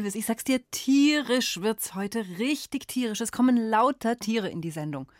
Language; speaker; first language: German; native; German